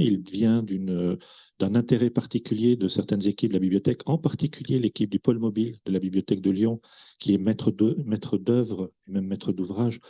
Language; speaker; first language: French; native; French